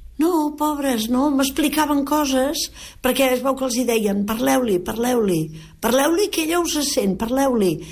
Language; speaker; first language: Catalan; native; Catalan